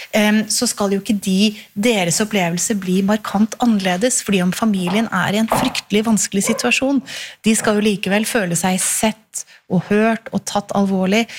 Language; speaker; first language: Norwegian; native; Norwegian